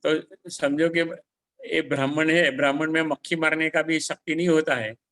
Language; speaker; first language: Hindi; non-native, local second language; Gujarati